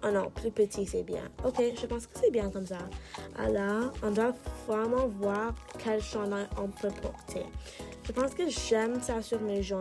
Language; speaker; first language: French; non-native, learner; English